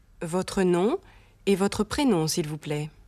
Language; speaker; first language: French; non-native, fluent; German